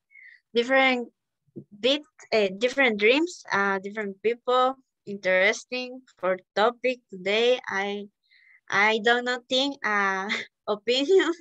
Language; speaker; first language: English; non-native, learner; Spanish